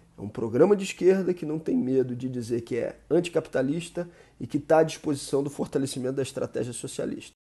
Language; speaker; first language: Portuguese; native; Portuguese